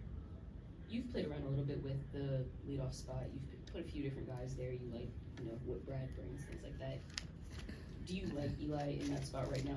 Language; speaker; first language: English; native; English